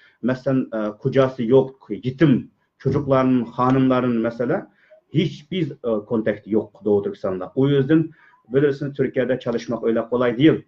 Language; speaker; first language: Turkish; non-native, learner; Uyghur